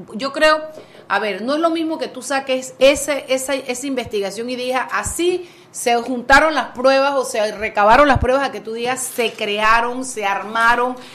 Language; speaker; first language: Spanish; native; Spanish